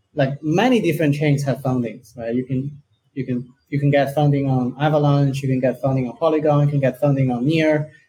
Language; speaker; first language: English; non-native, fluent; Chinese